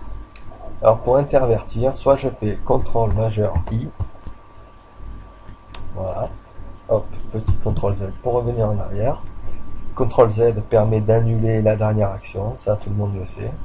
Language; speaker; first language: French; native; French